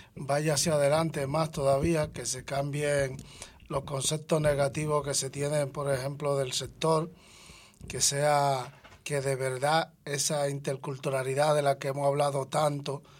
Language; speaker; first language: Spanish; native; Spanish